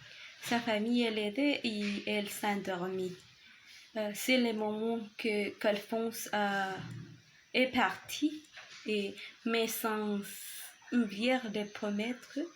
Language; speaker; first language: French; non-native, learner; Spanish